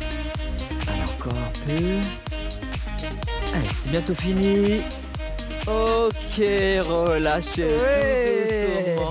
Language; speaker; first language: French; native; French